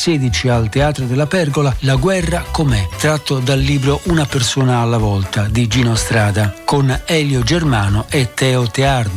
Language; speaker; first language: Italian; native; Italian